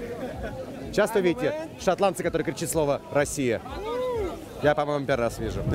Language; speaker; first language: Russian; native; Russian